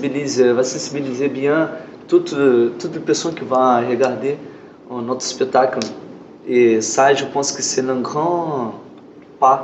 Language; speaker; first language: French; non-native, learner; Portuguese